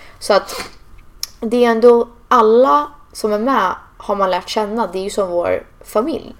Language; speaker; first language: Swedish; early bilingual, heritage; Swedish